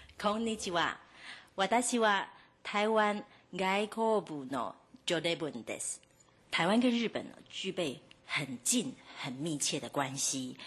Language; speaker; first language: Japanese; non-native, learner; Chinese